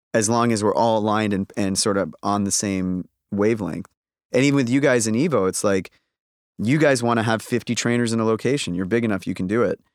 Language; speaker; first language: English; native; English